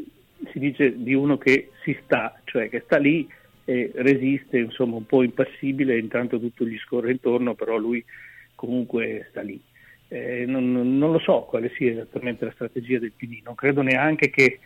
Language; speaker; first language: Italian; native; Italian